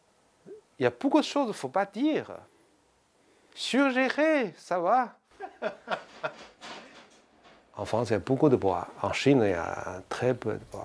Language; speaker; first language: French; non-native, learner; Chinese